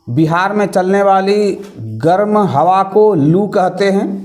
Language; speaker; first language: Hindi; native; Hindi